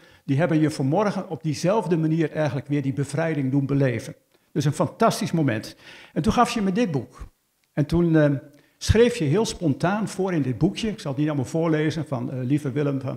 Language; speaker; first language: Dutch; native; Dutch